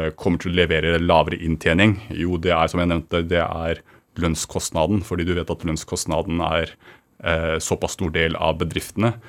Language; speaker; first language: Norwegian; early bilingual, other home language; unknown